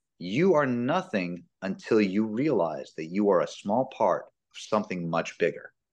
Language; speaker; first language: English; early bilingual, other home language; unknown